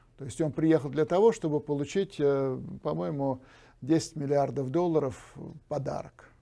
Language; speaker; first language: Russian; native; Russian